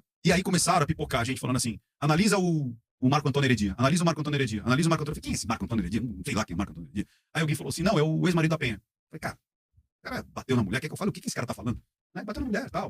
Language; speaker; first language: Portuguese; native; Portuguese